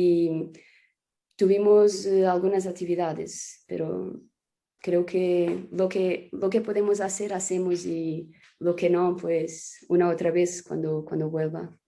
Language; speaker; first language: Spanish; non-native, fluent; Portuguese